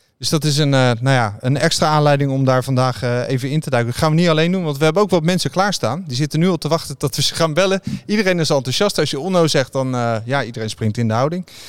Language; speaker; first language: Dutch; native; Dutch